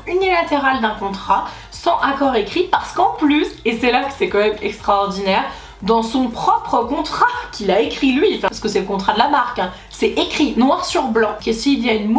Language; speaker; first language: French; native; French